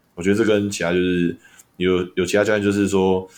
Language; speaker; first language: Chinese; native; Chinese